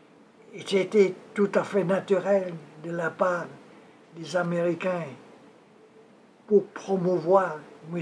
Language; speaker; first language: French; non-native, local second language; Vietnamese